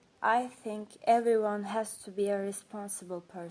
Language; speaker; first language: English; non-native, fluent; Turkish